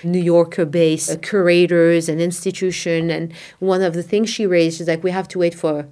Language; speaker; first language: English; non-native, fluent; Arabic